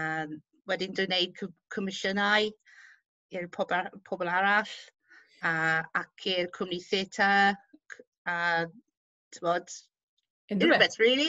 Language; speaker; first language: Welsh; non-native, local second language; English